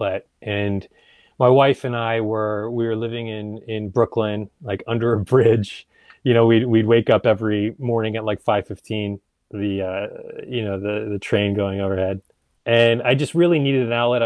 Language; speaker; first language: English; native; English